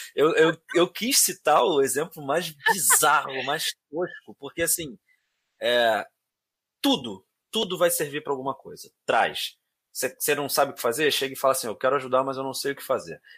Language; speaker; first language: Portuguese; native; Portuguese